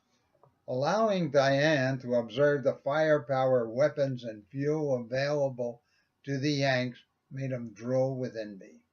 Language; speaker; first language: English; native; English